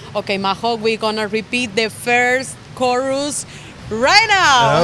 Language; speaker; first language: English; non-native, fluent; Spanish